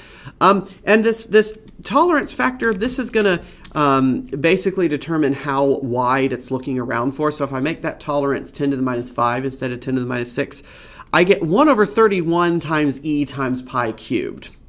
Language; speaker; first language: English; native; English